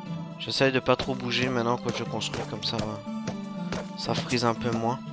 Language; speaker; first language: French; native; French